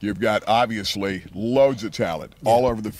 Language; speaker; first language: English; native; English